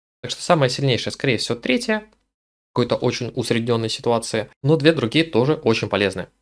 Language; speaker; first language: Russian; native; Russian